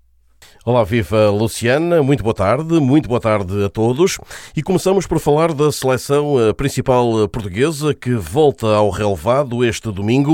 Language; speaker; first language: Portuguese; native; Portuguese